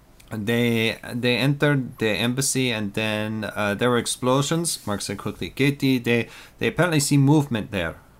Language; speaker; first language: English; native; English